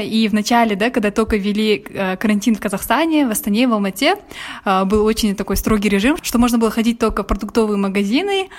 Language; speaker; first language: Russian; native; Russian